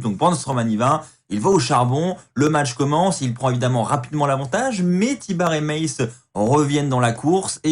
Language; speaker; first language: French; native; French